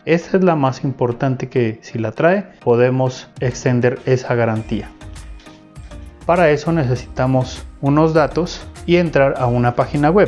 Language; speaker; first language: Spanish; native; Spanish